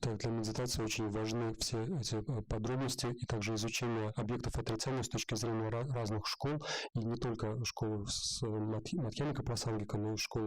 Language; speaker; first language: Russian; native; Russian